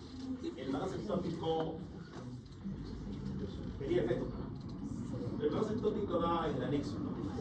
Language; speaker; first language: Spanish; native; Spanish